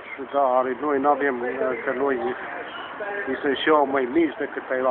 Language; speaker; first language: Romanian; early bilingual, heritage; Romanian